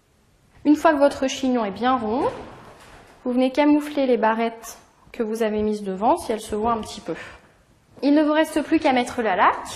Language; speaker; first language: French; native; French